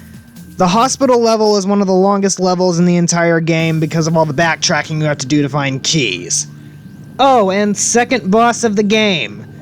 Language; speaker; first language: English; native; English